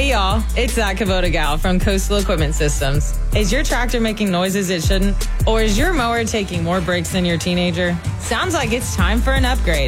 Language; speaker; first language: English; native; English